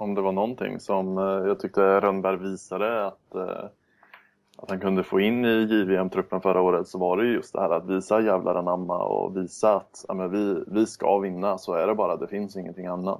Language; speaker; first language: Swedish; native; Swedish